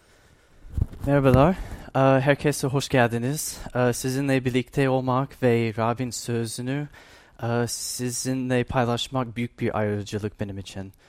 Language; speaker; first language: Turkish; non-native, fluent; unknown